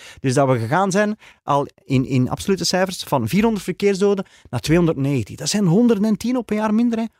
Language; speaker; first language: Dutch; native; Dutch